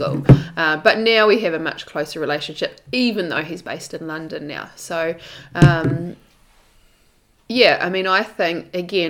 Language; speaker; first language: English; native; English